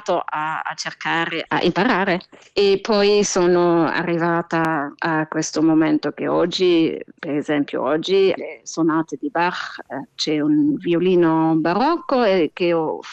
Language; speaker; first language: Italian; non-native, fluent; German